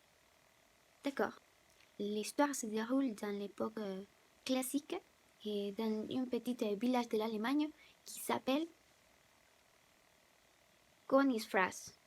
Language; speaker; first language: French; non-native, learner; Spanish